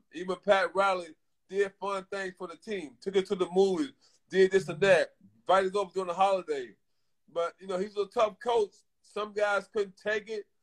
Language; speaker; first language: English; native; English